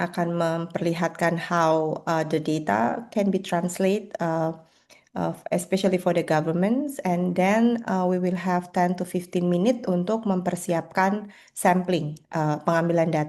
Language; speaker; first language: English; non-native, fluent; Indonesian